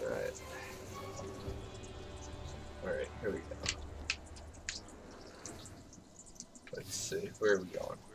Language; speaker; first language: English; native; English